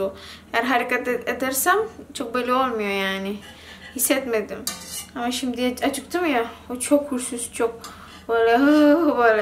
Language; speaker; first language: Turkish; non-native, learner; Indonesian